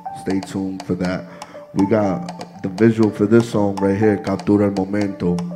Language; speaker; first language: English; early bilingual, other home language; Spanish